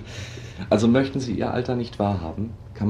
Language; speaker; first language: German; native; German